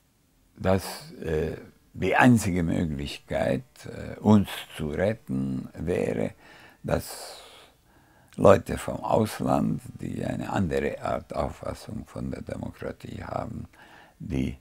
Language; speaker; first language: German; non-native, fluent; Hungarian